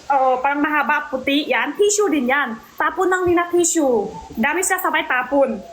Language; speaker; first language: Filipino; non-native, learner; Chinese